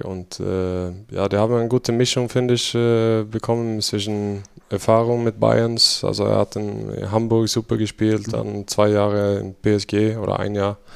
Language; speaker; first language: German; non-native, fluent; Swedish